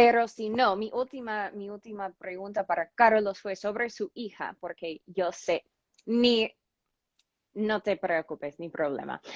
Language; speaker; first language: Spanish; non-native, fluent; English